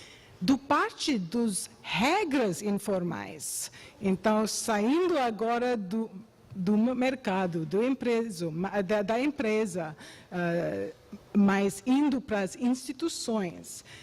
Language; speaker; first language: Portuguese; non-native, fluent; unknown